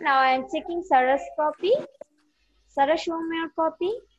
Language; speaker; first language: English; non-native, local second language; Bangla